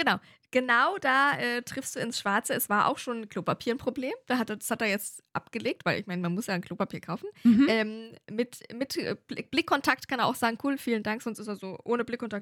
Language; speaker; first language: German; native; German